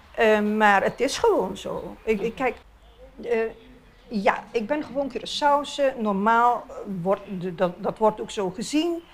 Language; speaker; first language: Dutch; non-native, local second language; Papiamento